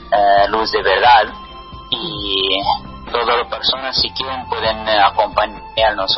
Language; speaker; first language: Spanish; non-native, learner; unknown